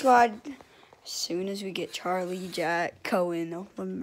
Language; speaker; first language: English; native; English